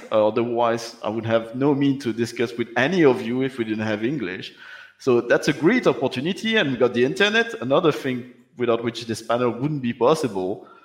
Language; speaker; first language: English; non-native, fluent; French